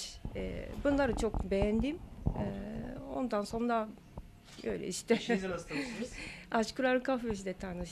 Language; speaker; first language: Turkish; non-native, learner; Japanese